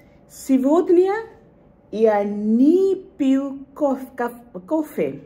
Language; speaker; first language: Russian; non-native, fluent; Bangla